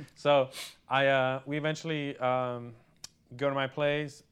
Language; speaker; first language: English; early bilingual, other home language; Spanish